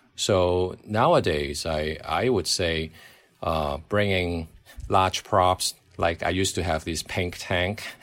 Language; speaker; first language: English; non-native, local second language; Cantonese